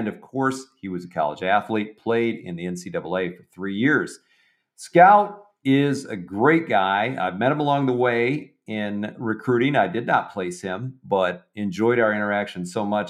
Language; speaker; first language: English; native; English